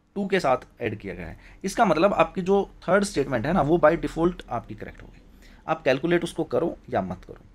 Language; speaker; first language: Hindi; native; Hindi